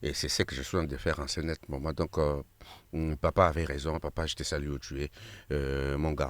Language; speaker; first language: French; non-native, local second language; Lingala